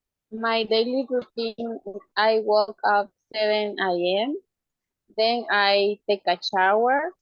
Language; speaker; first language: English; non-native, learner; Spanish